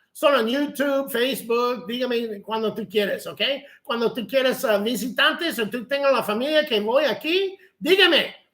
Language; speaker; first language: Spanish; non-native, learner; English